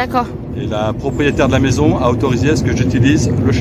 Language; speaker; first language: French; native; French